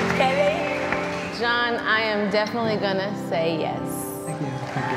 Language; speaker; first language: English; native; English